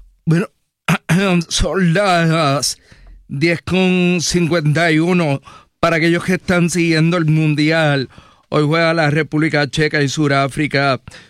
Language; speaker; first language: Spanish; native; Spanish